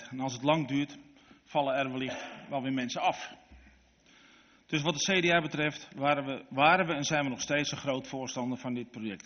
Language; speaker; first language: Dutch; native; Dutch